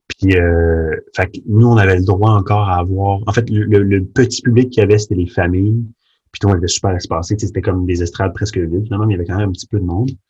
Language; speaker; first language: French; early bilingual, other home language; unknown